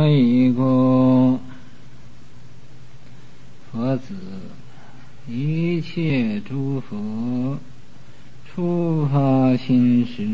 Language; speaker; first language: Chinese; native; Chinese